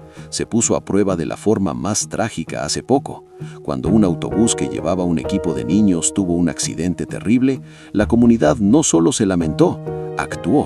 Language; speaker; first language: Spanish; native; Spanish